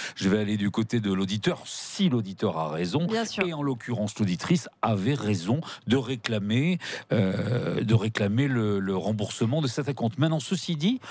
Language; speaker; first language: French; native; French